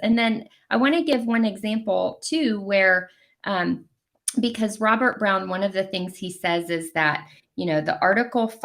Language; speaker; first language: English; native; English